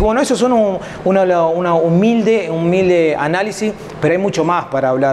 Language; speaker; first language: Spanish; native; Spanish